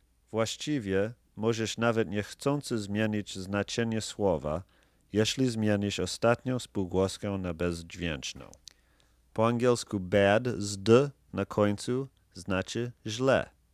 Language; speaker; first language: Polish; non-native, fluent; English